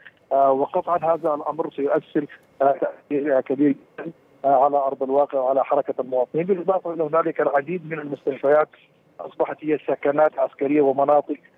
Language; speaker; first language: Arabic; native; Arabic